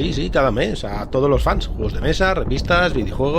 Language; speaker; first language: Spanish; native; Spanish